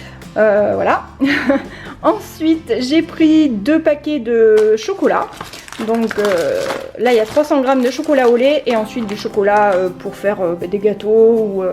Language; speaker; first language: French; native; French